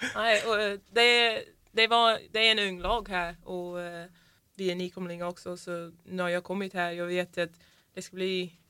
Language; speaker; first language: Swedish; non-native, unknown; English